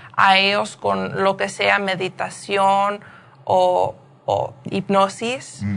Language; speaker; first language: Spanish; early bilingual, heritage; Spanish